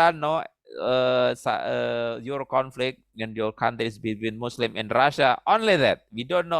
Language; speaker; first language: English; non-native, learner; Indonesian